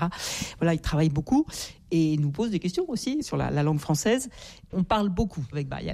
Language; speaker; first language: French; native; French